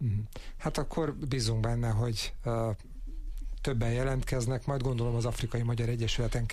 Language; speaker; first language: Hungarian; native; Hungarian